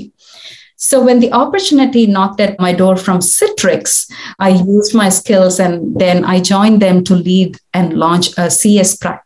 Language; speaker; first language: English; non-native, local second language; Tamil